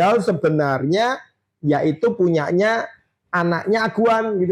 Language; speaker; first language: Indonesian; native; Indonesian